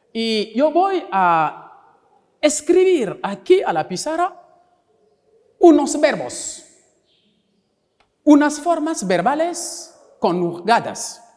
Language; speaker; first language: Spanish; non-native, local second language; French